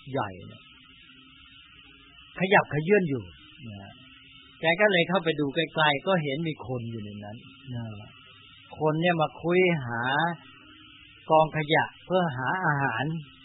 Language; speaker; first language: Thai; native; Thai